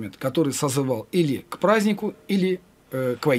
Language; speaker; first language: Russian; non-native, fluent; Azerbaijani